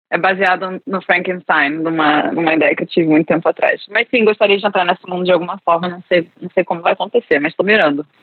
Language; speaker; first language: Portuguese; early bilingual, other home language; English